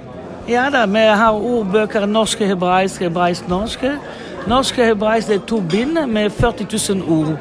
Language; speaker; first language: Norwegian; non-native, learner; Hebrew